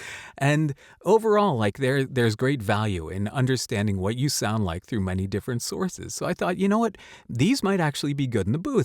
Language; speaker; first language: English; native; English